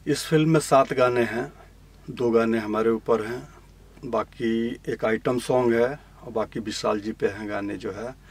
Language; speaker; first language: Hindi; native; Hindi